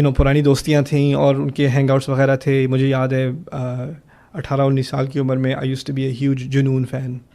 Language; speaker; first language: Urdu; early bilingual, heritage; German